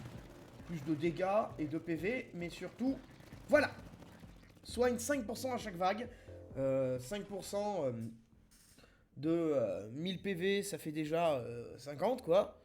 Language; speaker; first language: French; native; French